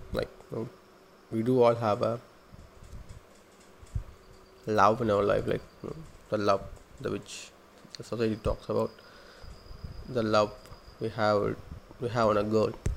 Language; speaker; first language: English; non-native, local second language; Tamil